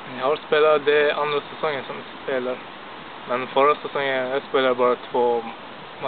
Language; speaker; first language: Swedish; non-native, fluent; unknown